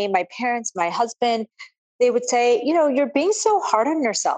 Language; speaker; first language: English; native; English